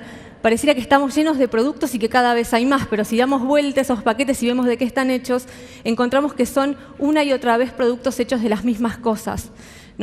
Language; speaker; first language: Spanish; native; Spanish